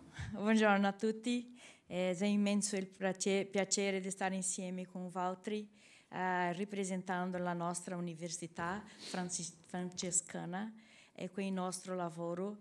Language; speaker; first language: Italian; non-native, learner; Portuguese